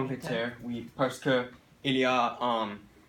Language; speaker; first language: French; non-native, learner; English